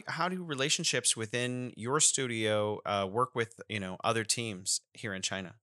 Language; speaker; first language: English; native; English